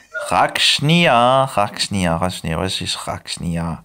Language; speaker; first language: Hebrew; non-native, learner; English